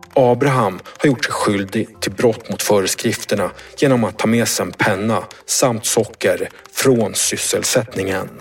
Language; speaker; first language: Swedish; native; Swedish